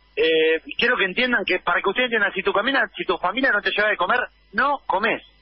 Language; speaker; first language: Spanish; native; Spanish